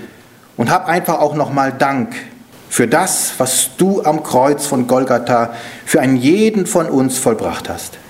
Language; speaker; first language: German; native; German